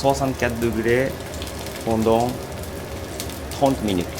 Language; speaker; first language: French; non-native, fluent; Japanese